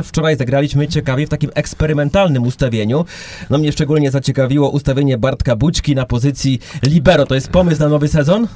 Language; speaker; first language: Polish; native; Polish